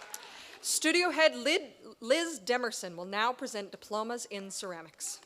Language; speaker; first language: English; native; English